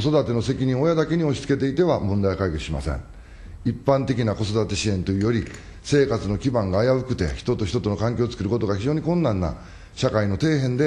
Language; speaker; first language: Japanese; native; Japanese